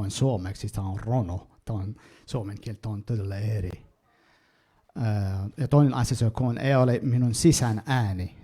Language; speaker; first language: Finnish; non-native, learner; Arabic